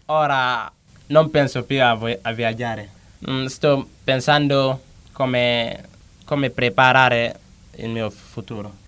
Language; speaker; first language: Italian; non-native, learner; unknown